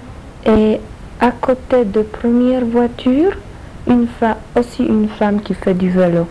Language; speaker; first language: French; non-native, learner; Polish